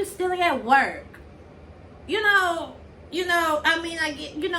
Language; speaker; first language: English; native; English